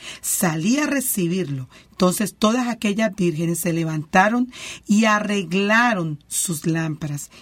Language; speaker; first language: Spanish; native; Spanish